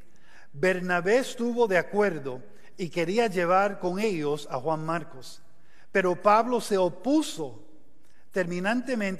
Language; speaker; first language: Spanish; non-native, fluent; English